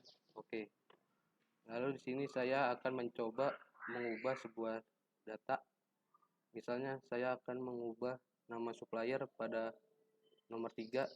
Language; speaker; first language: Indonesian; native; Indonesian